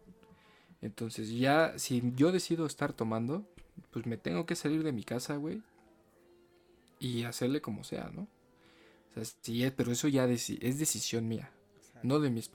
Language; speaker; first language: Spanish; native; Spanish